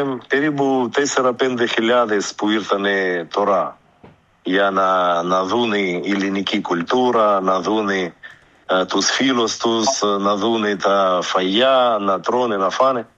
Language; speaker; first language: Greek; early bilingual, heritage; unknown